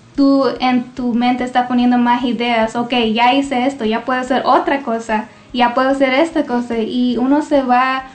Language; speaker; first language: Spanish; early bilingual, heritage; Spanish